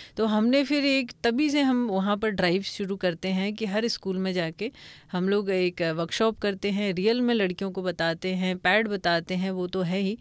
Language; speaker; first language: Hindi; non-native, local second language; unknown